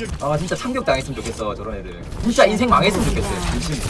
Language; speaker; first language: Korean; native; Korean